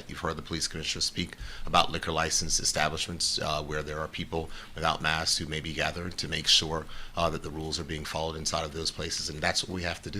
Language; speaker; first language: English; native; English